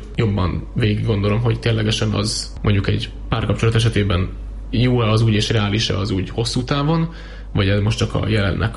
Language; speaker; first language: Hungarian; native; Hungarian